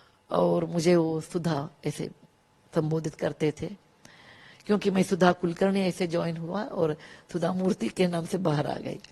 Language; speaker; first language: Hindi; non-native, local second language; Kannada